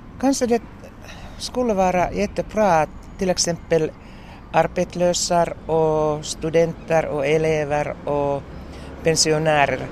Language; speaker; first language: Swedish; non-native, local second language; Finnish